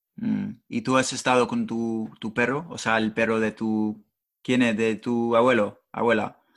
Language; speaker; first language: Spanish; non-native, fluent; English